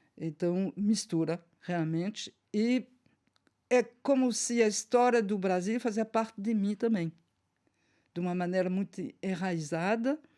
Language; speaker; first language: Portuguese; non-native, fluent; French